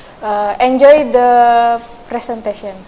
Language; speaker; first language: English; non-native, learner; Indonesian